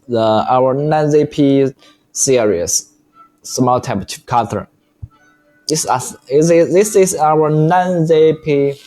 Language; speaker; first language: English; non-native, learner; Chinese